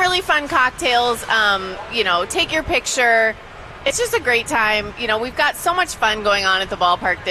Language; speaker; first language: English; native; English